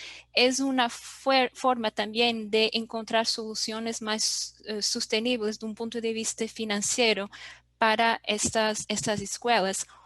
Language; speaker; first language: Spanish; non-native, fluent; Portuguese